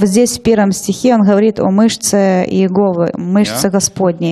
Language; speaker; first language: Russian; native; Russian